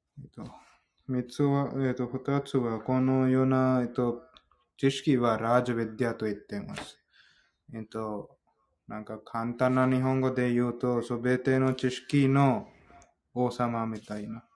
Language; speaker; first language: Japanese; non-native, fluent; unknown